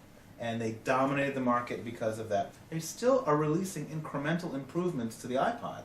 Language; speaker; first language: English; native; English